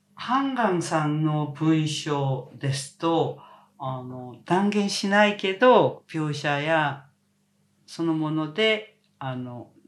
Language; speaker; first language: Japanese; non-native, fluent; Korean